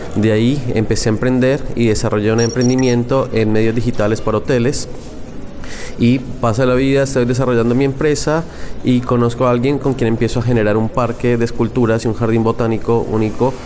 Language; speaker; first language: Spanish; native; Spanish